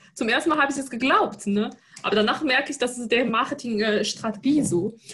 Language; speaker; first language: German; non-native, fluent; Chinese